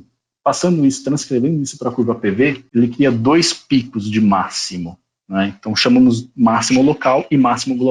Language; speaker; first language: Portuguese; native; Portuguese